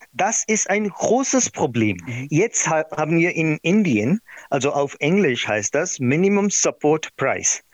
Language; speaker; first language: German; non-native, learner; Marathi